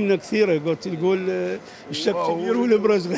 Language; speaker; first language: Arabic; native; Arabic